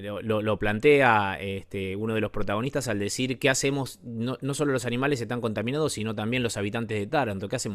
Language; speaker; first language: Spanish; native; Spanish